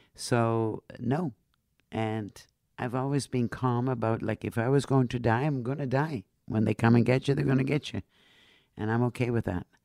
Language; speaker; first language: English; non-native, fluent; Dutch